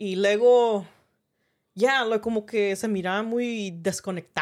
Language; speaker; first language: Spanish; early bilingual, heritage; Spanish